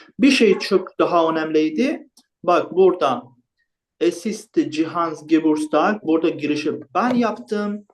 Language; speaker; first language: Turkish; non-native, fluent; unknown